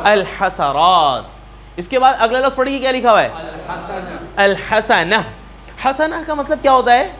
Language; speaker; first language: Urdu; native; Urdu